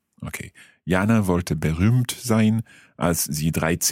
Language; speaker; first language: German; non-native, learner; English